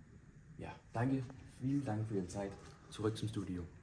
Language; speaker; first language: German; non-native, learner; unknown